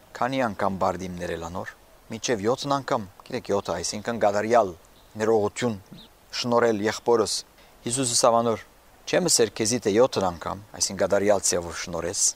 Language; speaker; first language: Armenian; early bilingual, heritage; Armenian